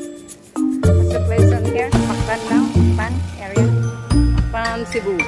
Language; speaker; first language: English; non-native, local second language; Filipino